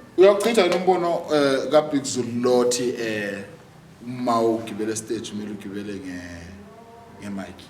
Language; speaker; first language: Zulu; native; Zulu